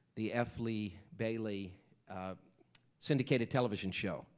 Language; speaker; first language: English; native; English